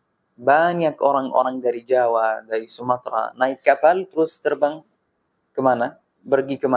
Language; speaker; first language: Indonesian; non-native, fluent; Arabic